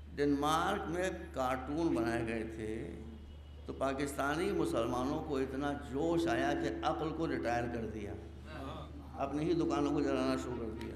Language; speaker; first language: Urdu; native; Urdu